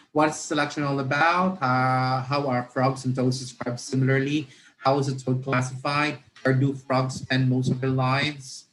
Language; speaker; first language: English; non-native, local second language; Filipino